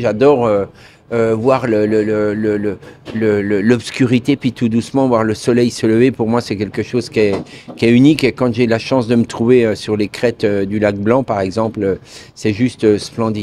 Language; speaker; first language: French; native; French